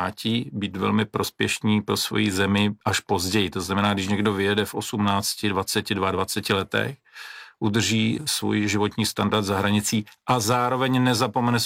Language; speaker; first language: Czech; non-native, local second language; Ukrainian